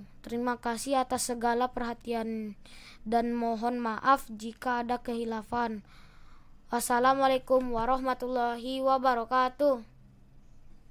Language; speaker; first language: Indonesian; native; Indonesian